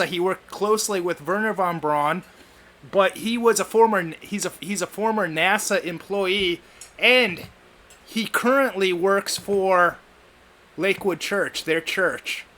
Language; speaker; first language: English; native; English